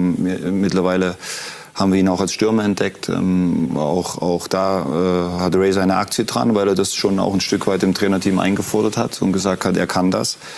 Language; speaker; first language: German; native; German